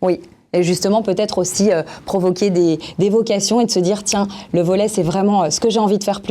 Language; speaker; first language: French; native; French